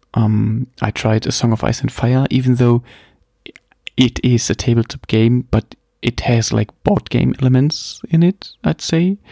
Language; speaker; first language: English; non-native, fluent; German